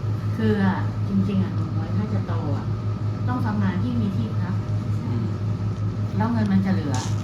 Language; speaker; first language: Thai; native; Thai